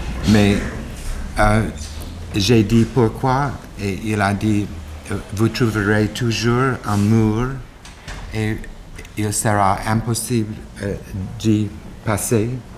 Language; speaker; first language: French; non-native, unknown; English